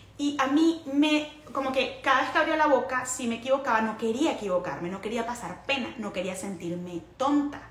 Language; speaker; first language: Spanish; native; Spanish